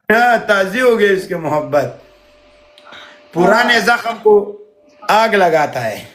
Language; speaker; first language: Hindi; non-native, fluent; Pashto